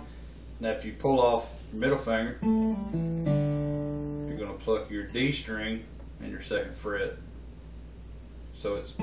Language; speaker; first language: English; native; English